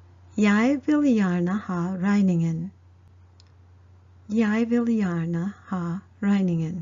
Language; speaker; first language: Norwegian; non-native, learner; English